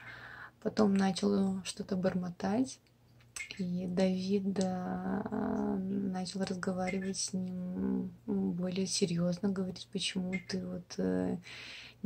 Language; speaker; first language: Russian; non-native, local second language; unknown